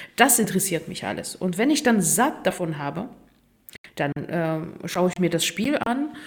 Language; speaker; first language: German; non-native, fluent; Russian